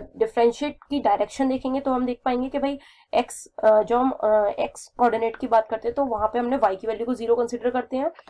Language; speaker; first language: Hindi; native; Hindi